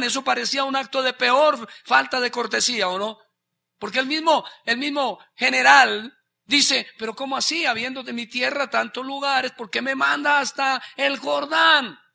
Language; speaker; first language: Spanish; native; Spanish